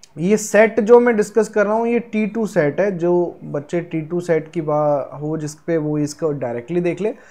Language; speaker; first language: Hindi; native; Hindi